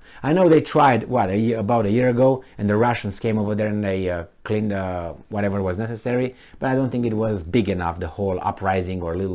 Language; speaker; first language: English; non-native, fluent; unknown